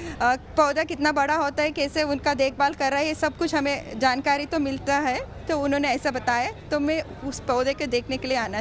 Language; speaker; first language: Hindi; early bilingual, heritage; Hindi